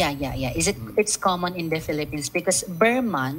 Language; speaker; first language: English; non-native, local second language; Filipino